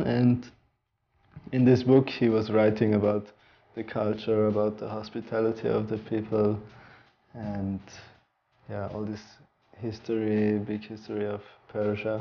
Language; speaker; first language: English; non-native, fluent; German